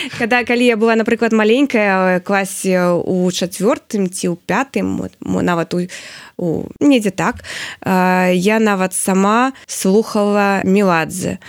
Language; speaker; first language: Belarusian; non-native, local second language; Russian